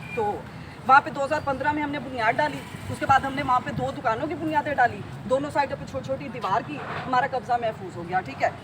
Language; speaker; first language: Urdu; non-native, local second language; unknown